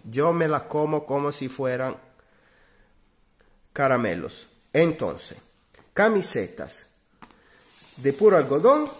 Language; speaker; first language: Spanish; non-native, learner; Italian